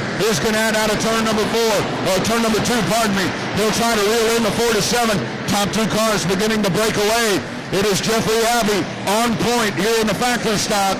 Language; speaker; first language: English; native; English